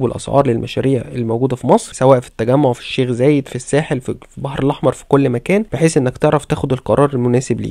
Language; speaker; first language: Arabic; native; Arabic